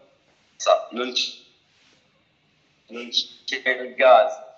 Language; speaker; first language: Italian; non-native, learner; Arabic